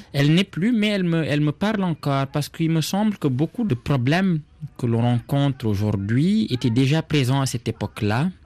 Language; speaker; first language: French; non-native, local second language; Serer